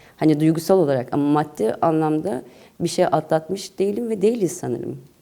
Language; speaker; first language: Turkish; native; Turkish